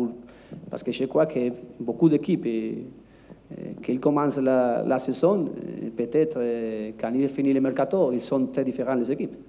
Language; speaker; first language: French; non-native, learner; Spanish